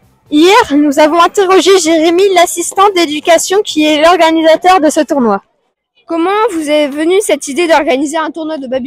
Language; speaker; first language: French; native; French